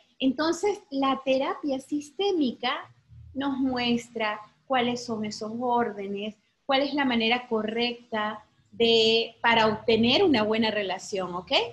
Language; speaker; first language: Spanish; native; Spanish